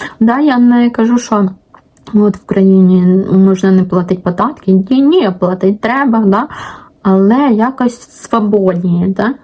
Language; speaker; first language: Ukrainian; non-native, local second language; Russian